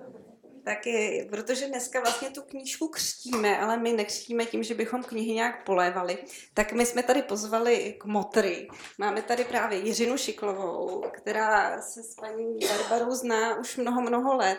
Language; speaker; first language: Czech; native; Czech